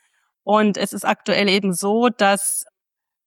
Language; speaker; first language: German; native; German